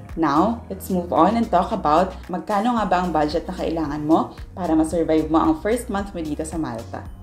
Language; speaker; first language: Filipino; native; Filipino